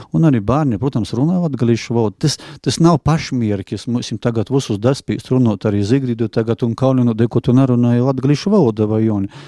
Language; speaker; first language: Latvian; non-native, local second language; Russian